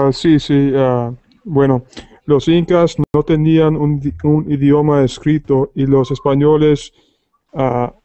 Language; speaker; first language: Spanish; non-native, learner; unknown